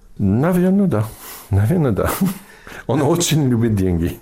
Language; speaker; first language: Russian; non-native, fluent; English